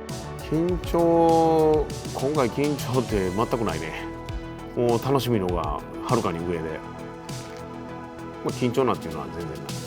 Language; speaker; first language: Japanese; native; Japanese